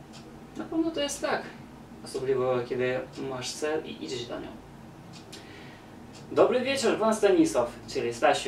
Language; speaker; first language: Polish; non-native, learner; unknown